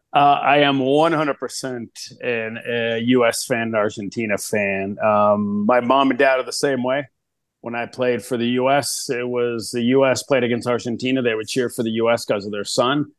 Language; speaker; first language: English; early bilingual, other home language; Spanish